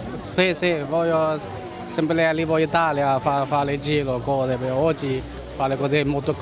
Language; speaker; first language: Italian; non-native, learner; Chinese